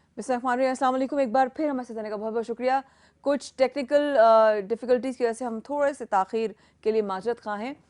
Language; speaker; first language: Urdu; native; Urdu